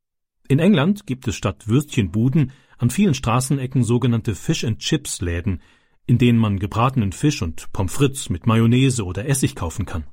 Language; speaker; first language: German; native; German